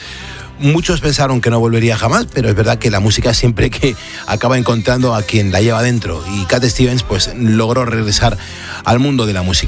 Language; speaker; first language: Spanish; native; Spanish